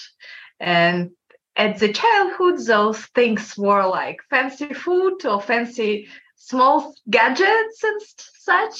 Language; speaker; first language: English; non-native, fluent; Kazakh